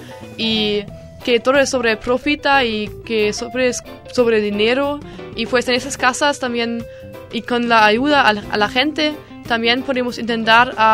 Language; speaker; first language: Spanish; non-native, learner; German